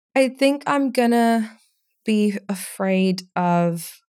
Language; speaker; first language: English; early bilingual, other home language; Romanian